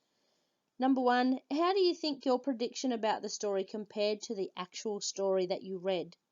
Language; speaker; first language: English; native; English